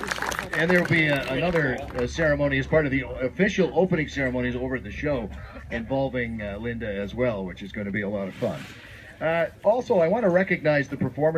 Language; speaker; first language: English; native; English